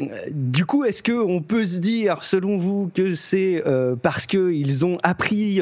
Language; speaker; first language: French; native; French